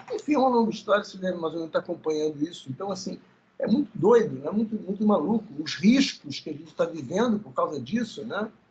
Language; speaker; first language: Portuguese; early bilingual, other home language; Spanish